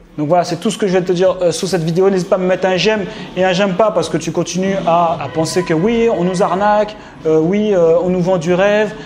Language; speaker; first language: French; native; French